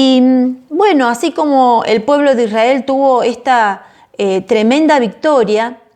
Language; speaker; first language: Spanish; native; Spanish